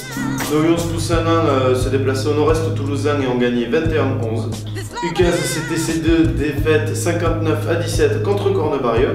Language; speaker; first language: French; native; French